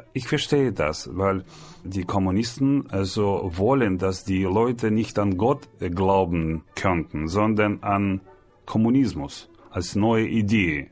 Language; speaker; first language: German; non-native, learner; Russian